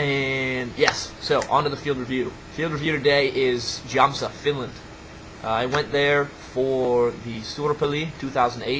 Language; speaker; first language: English; native; English